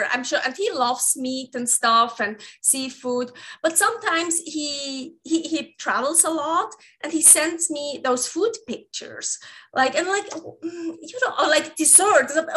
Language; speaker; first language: English; non-native, fluent; Swiss German